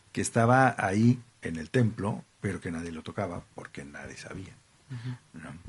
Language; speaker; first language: Spanish; native; Spanish